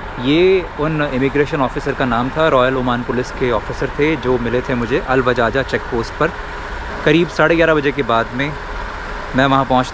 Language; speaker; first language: Hindi; native; Hindi